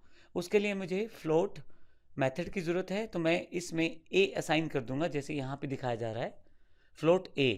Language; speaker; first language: Hindi; native; Hindi